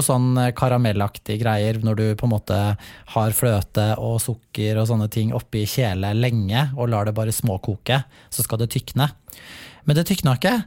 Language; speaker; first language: Norwegian; native; Norwegian